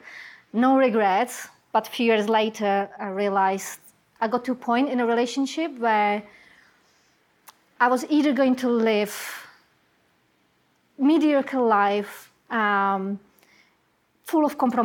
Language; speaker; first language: English; non-native, fluent; Czech